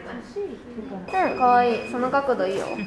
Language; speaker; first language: Japanese; native; Japanese